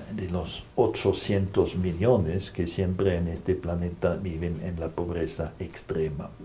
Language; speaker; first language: Spanish; non-native, fluent; German